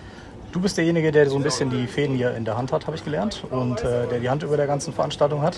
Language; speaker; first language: German; native; German